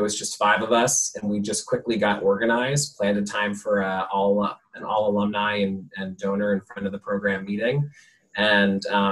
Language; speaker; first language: English; native; English